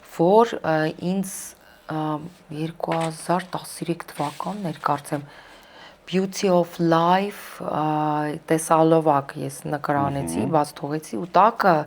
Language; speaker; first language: Armenian; early bilingual, heritage; Armenian